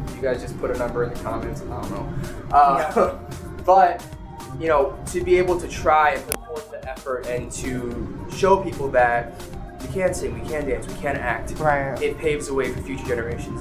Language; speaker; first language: English; native; English